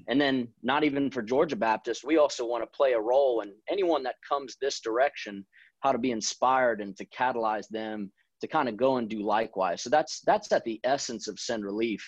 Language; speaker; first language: English; native; English